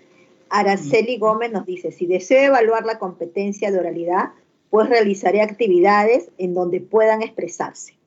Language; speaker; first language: Spanish; native; Spanish